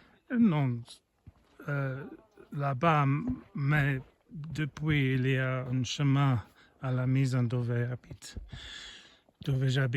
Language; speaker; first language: French; non-native, learner; English